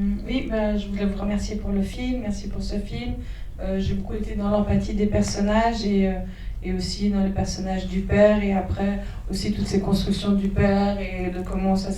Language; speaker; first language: French; native; French